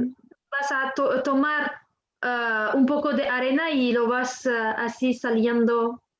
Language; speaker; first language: Spanish; non-native, fluent; French